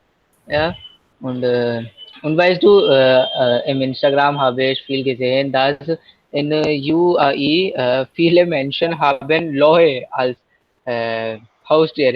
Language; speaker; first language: German; non-native, learner; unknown